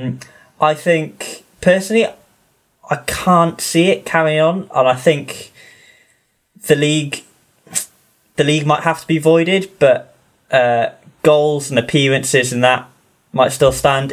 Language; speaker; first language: English; native; English